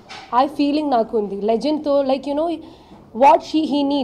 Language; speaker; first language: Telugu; non-native, learner; Malayalam